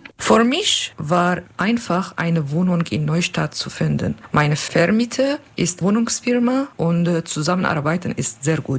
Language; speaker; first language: German; non-native, learner; Kurdish